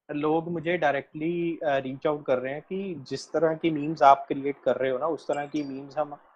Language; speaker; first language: Hindi; native; Hindi